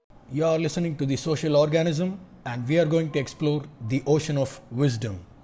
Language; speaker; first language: English; non-native, local second language; Tamil